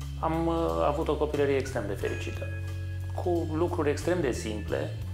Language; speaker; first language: Romanian; native; Romanian